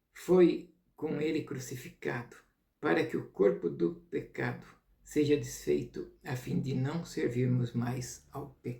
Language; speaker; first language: Portuguese; native; Portuguese